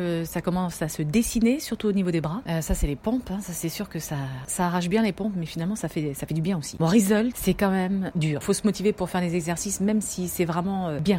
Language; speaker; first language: French; native; French